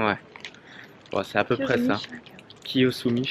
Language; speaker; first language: French; native; French